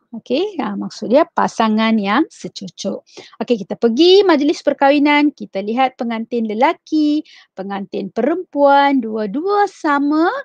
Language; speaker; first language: Malay; non-native, local second language; Tamil